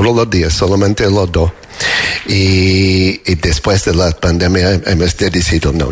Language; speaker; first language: Spanish; non-native, learner; English